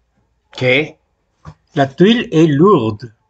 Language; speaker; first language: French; non-native, fluent; Spanish